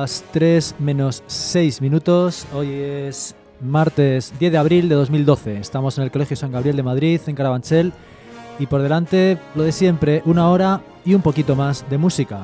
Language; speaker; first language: Spanish; native; Spanish